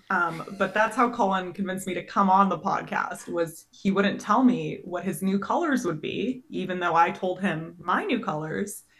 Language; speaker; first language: English; native; English